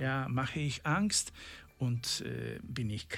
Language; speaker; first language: German; non-native, learner; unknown